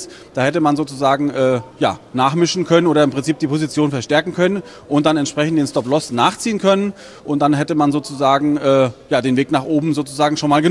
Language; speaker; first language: German; native; German